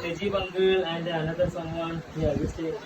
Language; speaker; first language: English; non-native, learner; Malayalam